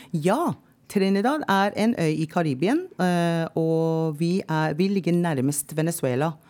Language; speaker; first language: Norwegian; non-native, fluent; English